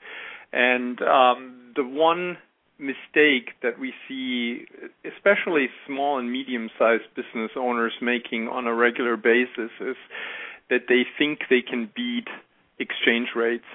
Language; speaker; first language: English; non-native, fluent; German